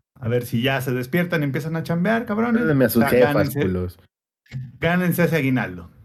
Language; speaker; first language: Spanish; native; Spanish